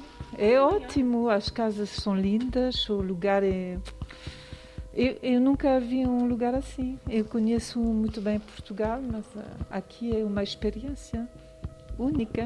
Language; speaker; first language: Portuguese; non-native, fluent; French